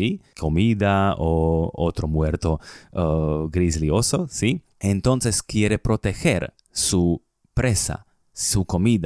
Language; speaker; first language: Spanish; non-native, fluent; Slovak